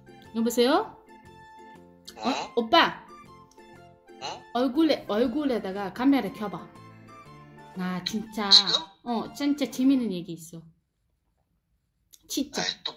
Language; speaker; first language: Korean; non-native, fluent; Uzbek